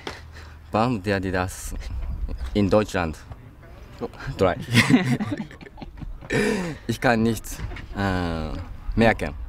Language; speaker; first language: German; non-native, learner; Japanese